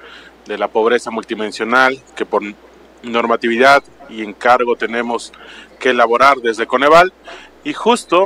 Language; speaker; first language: Spanish; native; Spanish